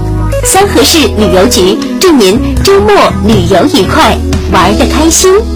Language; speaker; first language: Chinese; native; Chinese